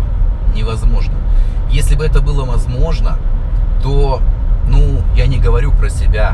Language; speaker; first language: Russian; native; Russian